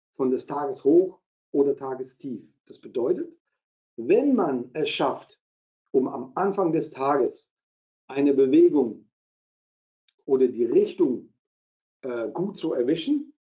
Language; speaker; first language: German; non-native, local second language; Dutch